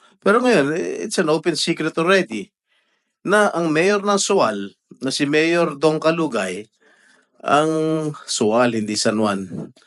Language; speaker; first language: Filipino; native; Filipino